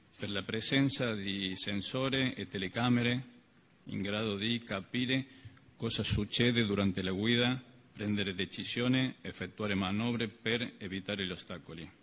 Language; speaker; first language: Italian; early bilingual, heritage; Italian